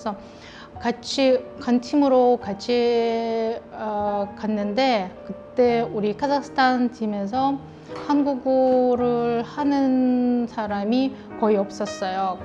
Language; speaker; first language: Korean; non-native, fluent; Russian